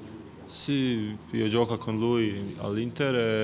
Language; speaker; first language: Italian; non-native, learner; Croatian